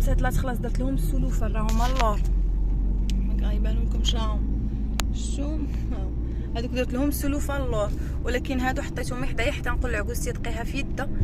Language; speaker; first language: Arabic; native; Arabic